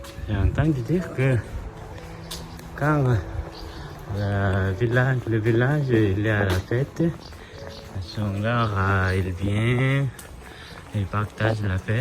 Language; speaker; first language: French; non-native, learner; Korean